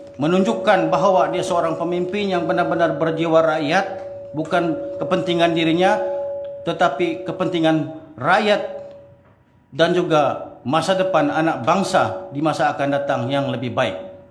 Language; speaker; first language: Malay; native; Malay